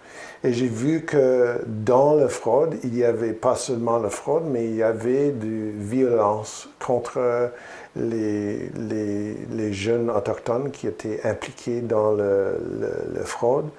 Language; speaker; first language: French; non-native, learner; English